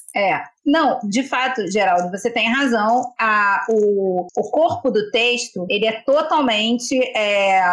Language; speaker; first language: Portuguese; native; Portuguese